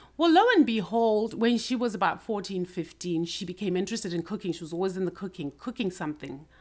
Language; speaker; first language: English; non-native, local second language; Shona